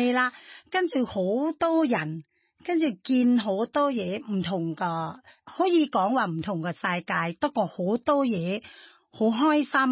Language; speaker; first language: Chinese; non-native, fluent; Thai